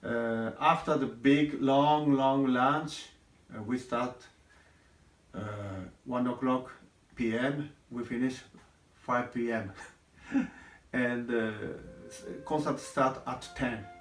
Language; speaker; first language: English; non-native, learner; Japanese